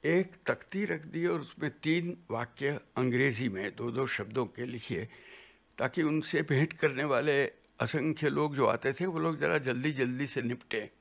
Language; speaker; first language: Hindi; non-native, local second language; Gujarati